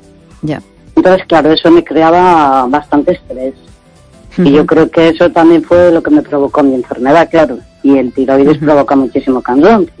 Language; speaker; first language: Spanish; native; Spanish